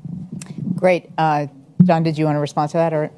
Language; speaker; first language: English; native; English